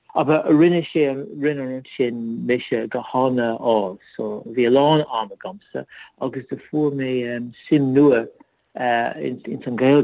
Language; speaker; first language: Irish; non-native, learner; English